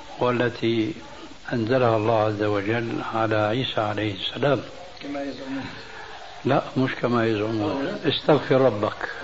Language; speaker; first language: Arabic; early bilingual, other home language; Albanian